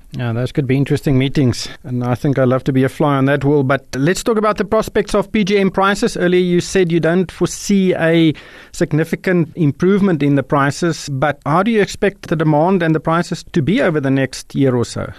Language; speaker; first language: English; non-native, local second language; Afrikaans